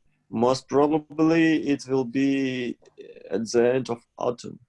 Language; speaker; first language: English; non-native, fluent; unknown